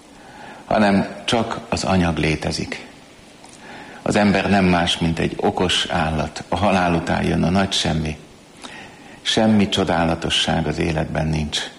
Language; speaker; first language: Hungarian; native; Hungarian